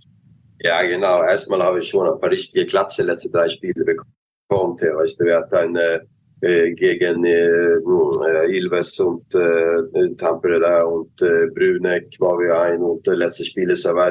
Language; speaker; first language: German; non-native, learner; Swedish